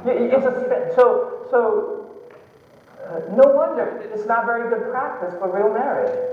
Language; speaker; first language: English; early bilingual, other home language; Chinese